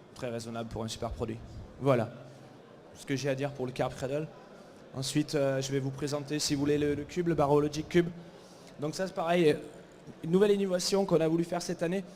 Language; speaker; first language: French; native; French